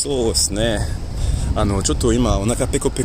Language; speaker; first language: Japanese; non-native, fluent; French